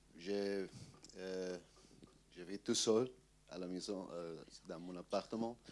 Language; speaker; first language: French; non-native, learner; Arabic